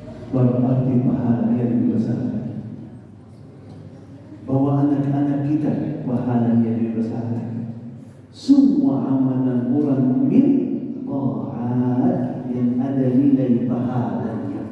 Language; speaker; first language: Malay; non-native, fluent; Arabic